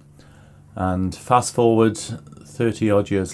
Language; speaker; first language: English; native; English